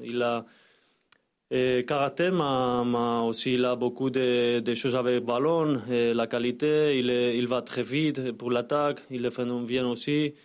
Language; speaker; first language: French; non-native, learner; Spanish